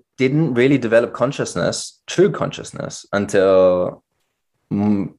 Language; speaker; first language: English; native; English